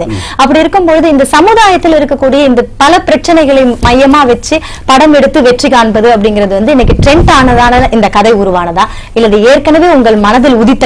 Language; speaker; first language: Tamil; native; Tamil